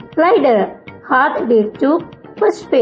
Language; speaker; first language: German; non-native, learner; Indonesian